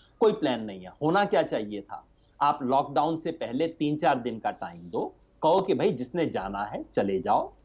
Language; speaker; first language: Hindi; native; Hindi